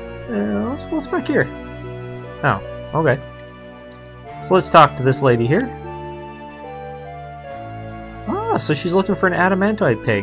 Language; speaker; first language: English; native; English